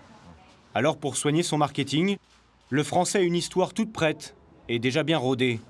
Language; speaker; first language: French; native; French